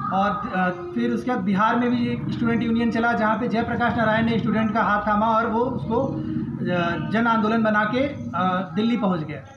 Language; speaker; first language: Hindi; native; Hindi